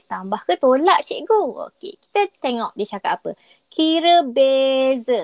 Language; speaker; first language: Malay; native; Malay